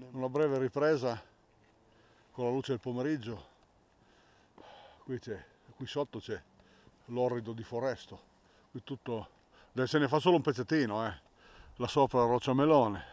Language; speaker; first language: Italian; native; Italian